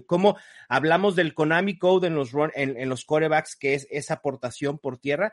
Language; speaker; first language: Spanish; native; Spanish